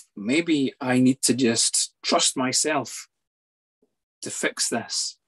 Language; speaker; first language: English; native; English